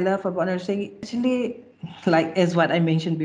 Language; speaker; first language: English; non-native, local second language; Malay